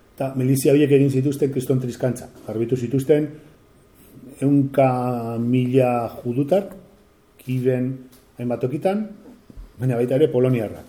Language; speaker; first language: Basque; native; Basque